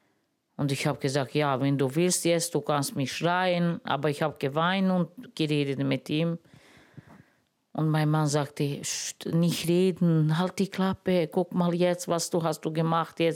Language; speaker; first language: German; non-native, learner; Romany